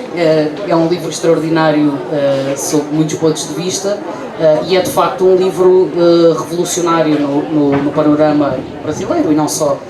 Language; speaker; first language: Portuguese; native; Portuguese